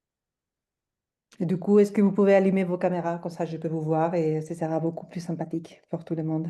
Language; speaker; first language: French; non-native, fluent; Spanish